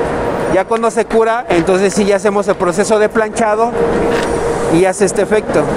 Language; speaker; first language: Spanish; native; Spanish